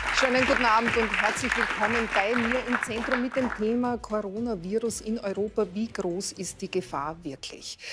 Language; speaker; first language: German; native; German